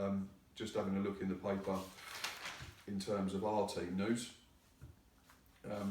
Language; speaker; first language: English; native; English